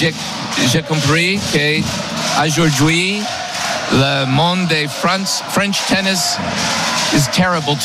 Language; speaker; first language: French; non-native, learner; English